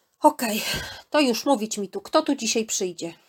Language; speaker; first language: Polish; native; Polish